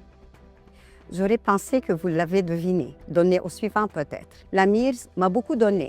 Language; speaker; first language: French; non-native, local second language; Arabic